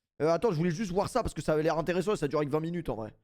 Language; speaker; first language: French; native; French